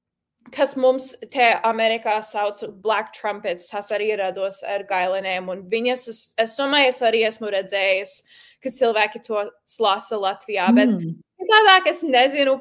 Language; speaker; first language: Latvian; early bilingual, heritage; Latvian